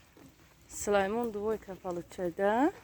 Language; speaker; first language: Russian; non-native, learner; Tajik